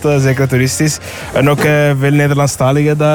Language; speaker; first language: Dutch; early bilingual, other home language; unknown